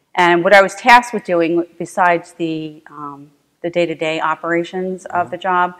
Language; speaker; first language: English; native; English